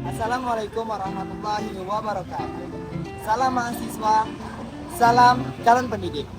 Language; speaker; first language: Indonesian; non-native, local second language; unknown